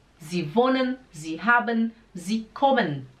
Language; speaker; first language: German; non-native, fluent; Portuguese